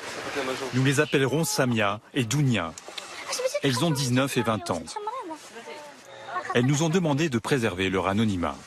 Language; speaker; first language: French; native; French